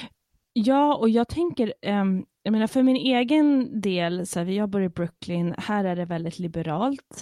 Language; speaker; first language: Swedish; native; Swedish